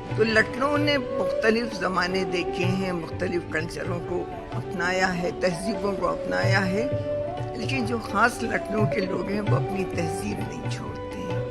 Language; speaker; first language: Urdu; native; Urdu